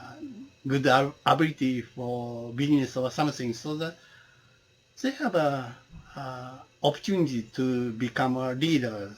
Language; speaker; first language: English; non-native, learner; Japanese